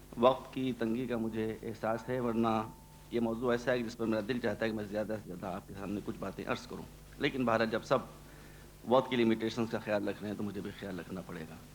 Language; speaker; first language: Urdu; native; Urdu